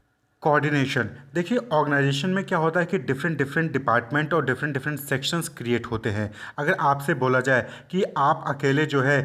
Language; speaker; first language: Hindi; native; Hindi